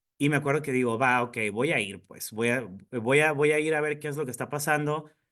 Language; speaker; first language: Spanish; native; Spanish